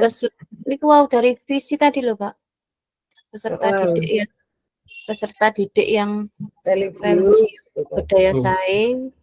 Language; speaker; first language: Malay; non-native, local second language; Javanese